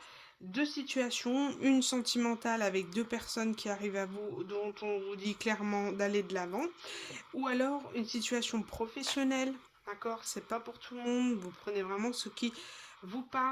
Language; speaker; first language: French; native; French